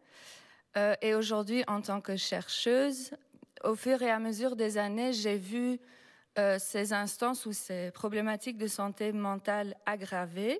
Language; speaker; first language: French; non-native, fluent; Dutch